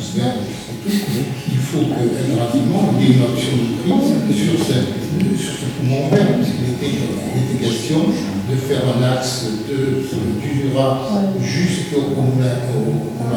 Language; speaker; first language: French; native; French